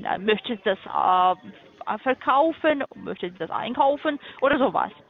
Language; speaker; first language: German; non-native, learner; Turkish